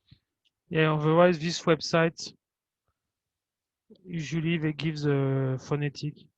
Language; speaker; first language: English; non-native, fluent; French